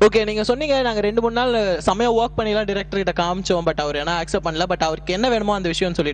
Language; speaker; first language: Tamil; native; Tamil